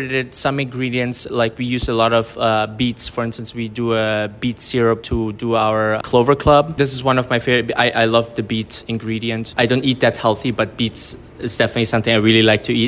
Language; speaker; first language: English; non-native, fluent; German